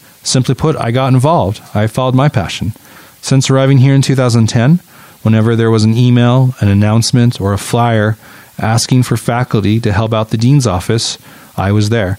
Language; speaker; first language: English; native; English